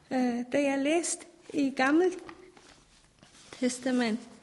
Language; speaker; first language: Danish; non-native, fluent; Persian